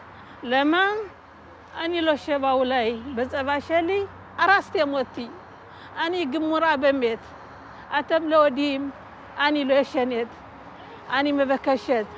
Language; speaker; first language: Hebrew; non-native, learner; Amharic